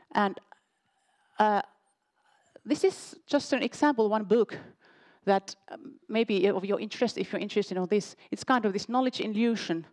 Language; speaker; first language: English; non-native, fluent; Finnish